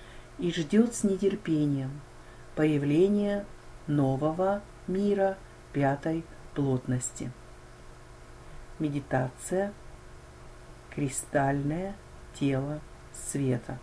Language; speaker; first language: Russian; native; Russian